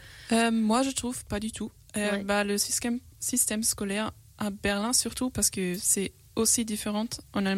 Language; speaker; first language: French; non-native, learner; German